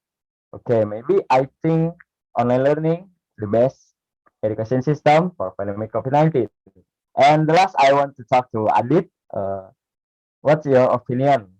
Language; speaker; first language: English; non-native, learner; Indonesian